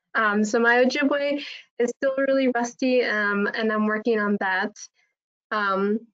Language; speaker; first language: English; native; English